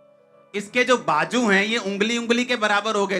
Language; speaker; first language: Hindi; native; Hindi